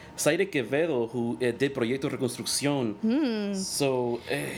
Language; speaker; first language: English; non-native, fluent; Spanish